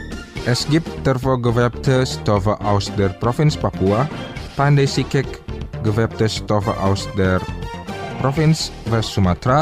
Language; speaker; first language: German; non-native, fluent; Indonesian